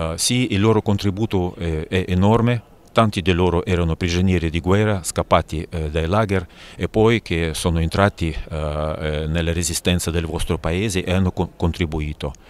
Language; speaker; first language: Italian; non-native, fluent; Russian